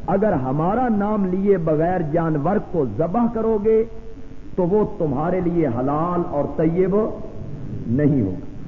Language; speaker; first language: Urdu; non-native, local second language; Punjabi